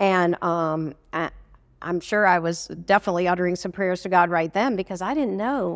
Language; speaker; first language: English; native; English